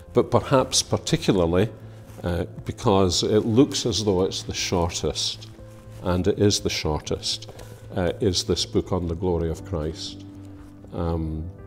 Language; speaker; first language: English; native; English